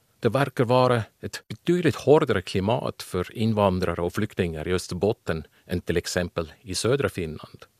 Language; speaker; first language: Swedish; non-native, fluent; German